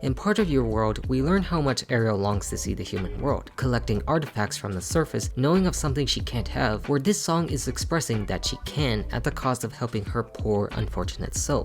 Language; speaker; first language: English; native; English